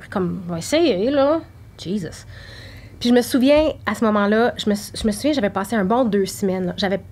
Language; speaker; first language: French; native; French